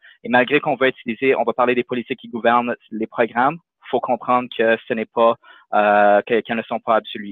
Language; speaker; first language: French; native; French